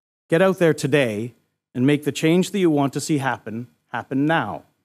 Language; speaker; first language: English; native; English